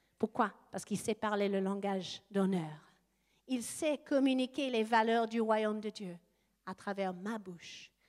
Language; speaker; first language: French; non-native, fluent; English